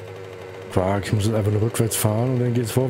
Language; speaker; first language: German; native; German